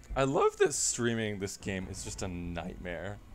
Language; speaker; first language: English; native; English